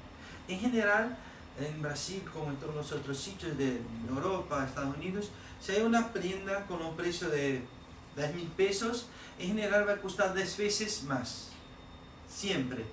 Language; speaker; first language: Spanish; non-native, learner; Portuguese